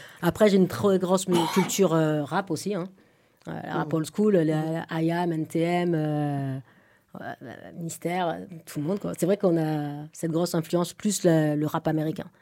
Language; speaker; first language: French; native; French